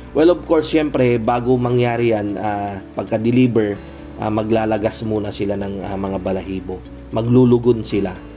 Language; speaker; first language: Filipino; non-native, local second language; Pangasinan